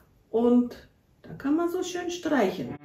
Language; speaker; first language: German; non-native, learner; Japanese